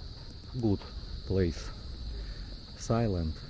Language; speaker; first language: English; non-native, learner; Russian